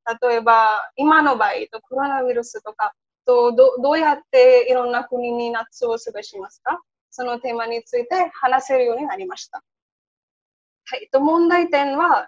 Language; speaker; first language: Japanese; non-native, learner; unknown